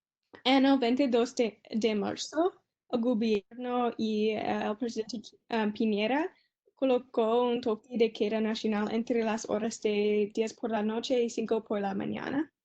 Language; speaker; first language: Spanish; non-native, learner; English